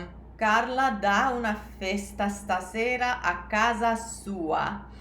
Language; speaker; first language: Italian; non-native, fluent; English